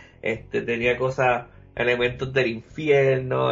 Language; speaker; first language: Spanish; native; Spanish